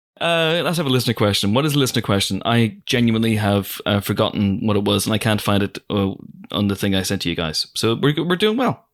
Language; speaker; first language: English; native; English